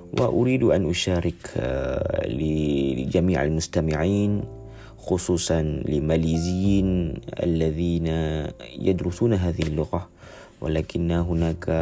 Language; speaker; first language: Arabic; non-native, learner; Malay